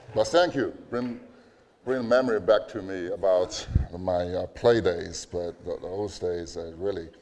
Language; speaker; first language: English; non-native, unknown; Chinese